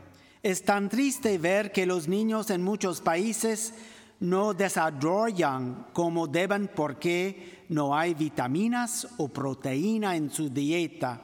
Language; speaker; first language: Spanish; non-native, fluent; English